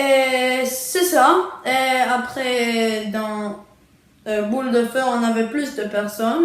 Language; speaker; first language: French; early bilingual, other home language; Czech